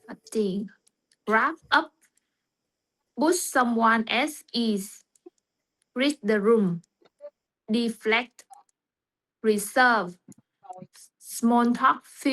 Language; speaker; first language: English; non-native, learner; Vietnamese